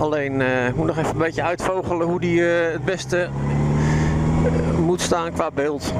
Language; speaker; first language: Dutch; native; Dutch